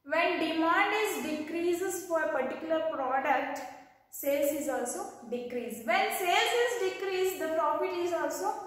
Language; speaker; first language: English; non-native, local second language; Kannada